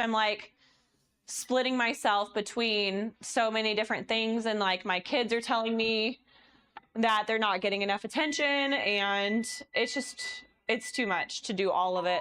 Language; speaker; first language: English; native; English